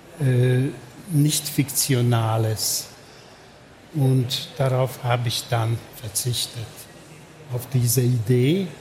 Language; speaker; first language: German; non-native, fluent; Hungarian